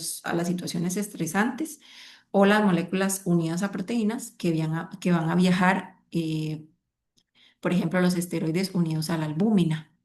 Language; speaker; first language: Spanish; native; Spanish